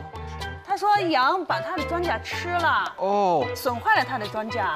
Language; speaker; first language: Chinese; native; Chinese